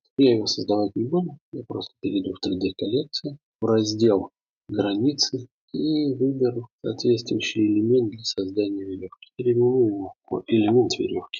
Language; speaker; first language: Russian; native; Russian